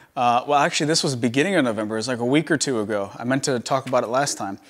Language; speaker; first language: English; native; English